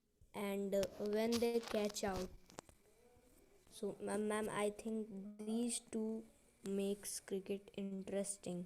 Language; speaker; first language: English; non-native, learner; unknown